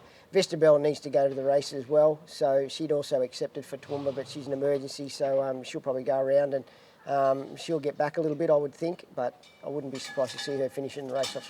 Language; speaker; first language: English; native; English